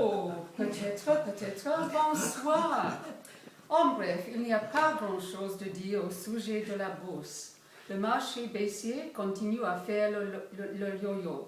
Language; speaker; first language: French; non-native, fluent; English